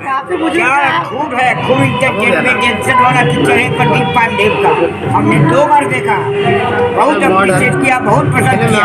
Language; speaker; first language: Hindi; non-native, local second language; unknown